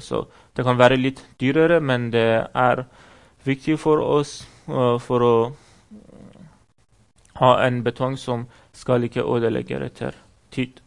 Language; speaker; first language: Norwegian; non-native, fluent; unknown